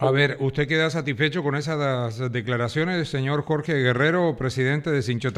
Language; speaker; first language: Spanish; native; Spanish